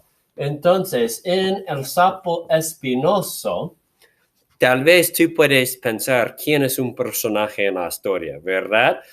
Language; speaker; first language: Spanish; non-native, fluent; English